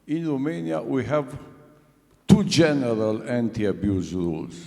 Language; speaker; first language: English; non-native, fluent; Romanian